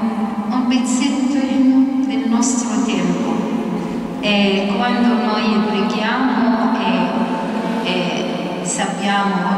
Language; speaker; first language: Italian; non-native, fluent; Arabic